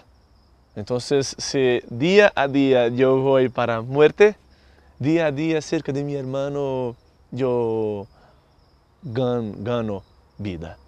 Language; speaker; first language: Spanish; non-native, learner; Portuguese